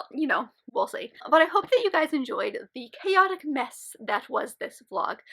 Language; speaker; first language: English; native; English